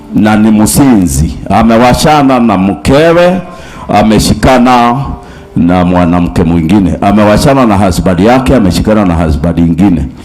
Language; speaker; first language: Swahili; native; Swahili